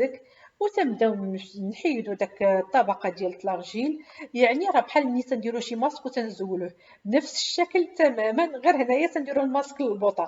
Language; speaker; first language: Arabic; native; Arabic